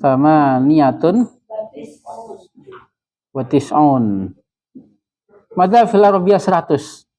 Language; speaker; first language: Arabic; non-native, fluent; Indonesian